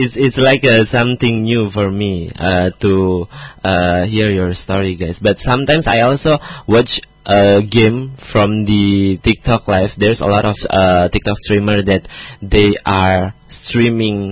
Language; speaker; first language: English; non-native, fluent; Indonesian